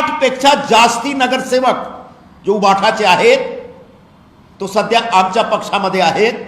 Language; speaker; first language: Marathi; non-native, local second language; Hindi